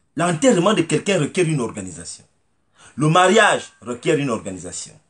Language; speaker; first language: French; native; French